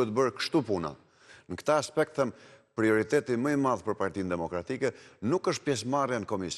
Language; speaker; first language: Albanian; native; Albanian